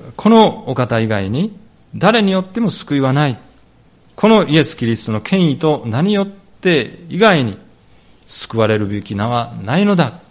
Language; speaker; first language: Japanese; native; Japanese